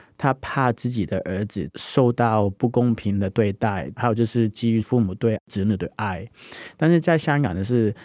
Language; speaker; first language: Chinese; non-native, local second language; Cantonese